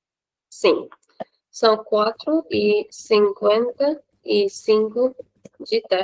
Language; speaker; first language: Portuguese; non-native, fluent; Hindi